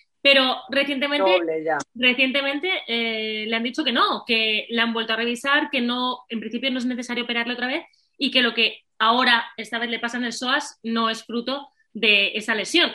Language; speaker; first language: Spanish; native; Spanish